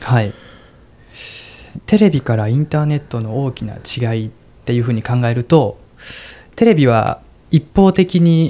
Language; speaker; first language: Japanese; native; Japanese